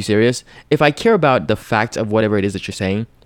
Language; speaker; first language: English; non-native, local second language; Yoruba